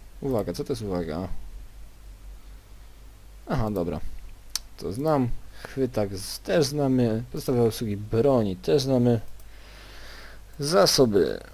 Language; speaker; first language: Polish; native; Polish